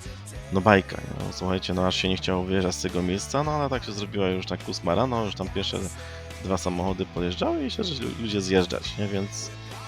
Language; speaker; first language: Polish; native; Polish